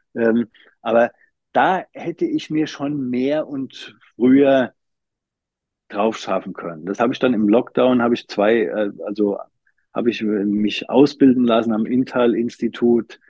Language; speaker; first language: German; native; German